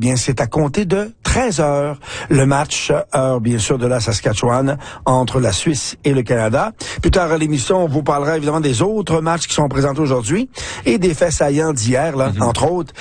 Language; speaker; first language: French; native; French